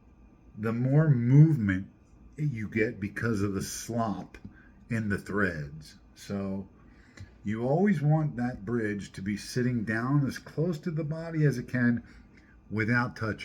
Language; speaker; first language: English; native; English